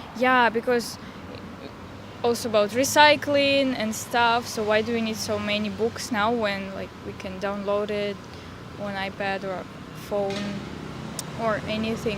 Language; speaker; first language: English; non-native, fluent; Russian